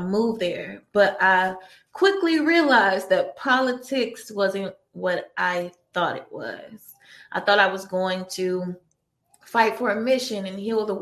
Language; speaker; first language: English; native; English